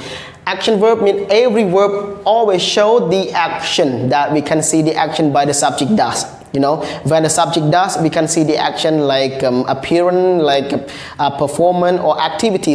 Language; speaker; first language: English; non-native, learner; Khmer